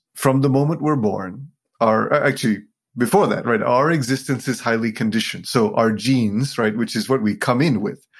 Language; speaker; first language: English; non-native, local second language; Sinhala